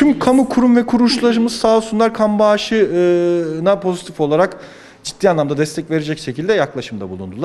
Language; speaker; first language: Turkish; native; Turkish